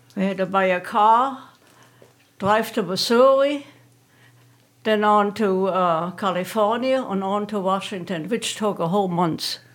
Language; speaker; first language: English; non-native, fluent; German